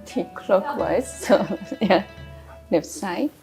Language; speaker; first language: English; non-native, fluent; Japanese